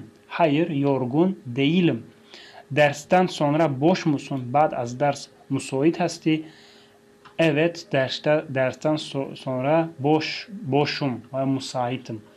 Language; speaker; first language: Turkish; non-native, fluent; Tajik